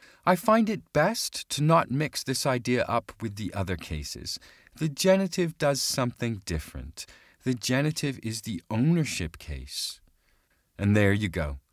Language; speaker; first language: English; native; English